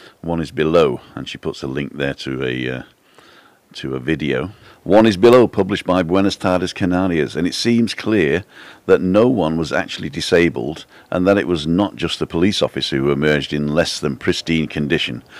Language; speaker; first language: English; native; English